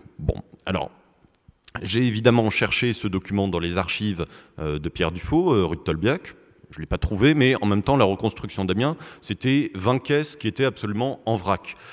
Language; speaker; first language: French; native; French